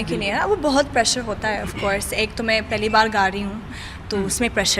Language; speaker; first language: Hindi; non-native, fluent; Arabic